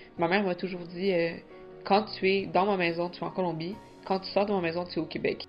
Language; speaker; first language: French; early bilingual, other home language; Spanish